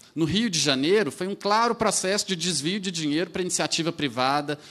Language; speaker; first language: Portuguese; native; Portuguese